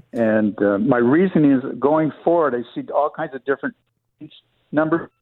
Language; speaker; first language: English; native; English